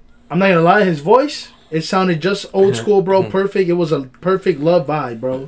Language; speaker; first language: English; early bilingual, other home language; Spanish